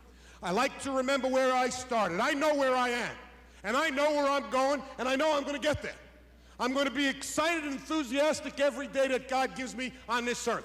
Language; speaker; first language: English; native; English